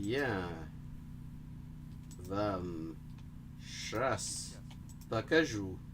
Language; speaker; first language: Russian; non-native, fluent; English